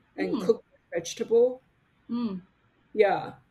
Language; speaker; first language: English; non-native, fluent; Chinese